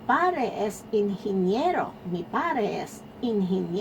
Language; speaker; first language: Spanish; non-native, fluent; Filipino